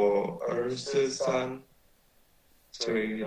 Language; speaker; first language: Chinese; non-native, learner; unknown